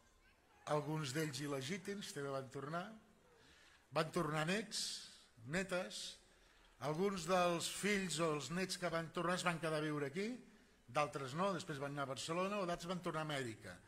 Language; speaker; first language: Catalan; native; Catalan